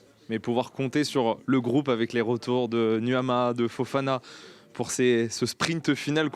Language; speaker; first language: French; native; French